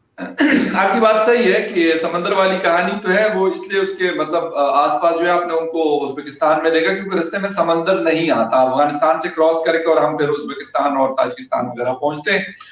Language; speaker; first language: Urdu; non-native, local second language; Pashto